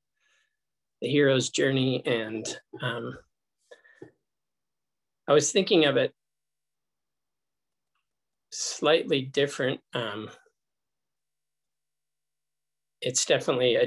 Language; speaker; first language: English; native; English